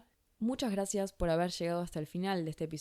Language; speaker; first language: Spanish; native; Spanish